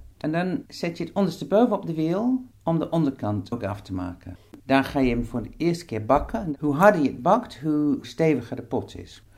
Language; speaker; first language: Dutch; non-native, fluent; English